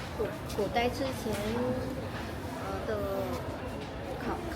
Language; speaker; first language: Chinese; non-native, fluent; Vietnamese